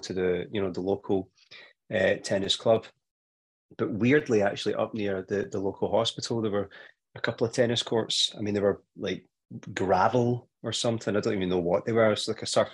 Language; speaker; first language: English; native; English